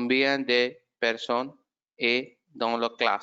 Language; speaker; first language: French; non-native, learner; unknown